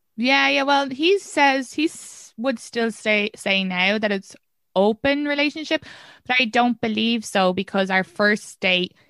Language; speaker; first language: English; native; English